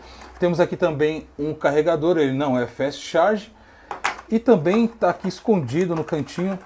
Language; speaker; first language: Portuguese; native; Portuguese